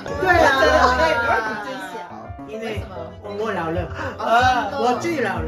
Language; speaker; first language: Chinese; non-native, fluent; Thai